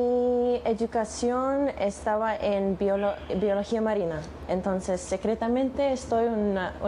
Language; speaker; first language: Spanish; non-native, learner; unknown